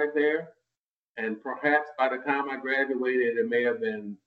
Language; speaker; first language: English; native; English